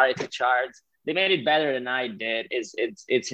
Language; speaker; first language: English; non-native, fluent; Italian